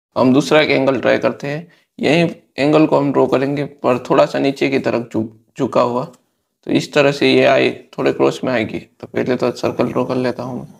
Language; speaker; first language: Hindi; native; Hindi